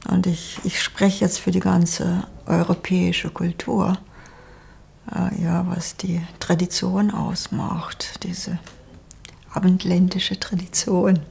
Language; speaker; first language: German; non-native, fluent; Russian